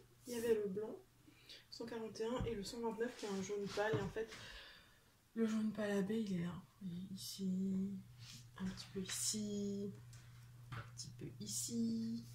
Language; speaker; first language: French; native; French